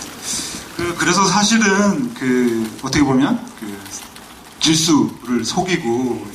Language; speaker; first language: Korean; native; Korean